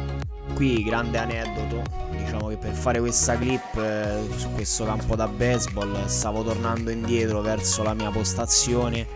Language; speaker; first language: Italian; native; Italian